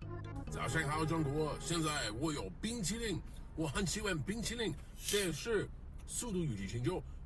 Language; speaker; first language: Chinese; non-native, learner; English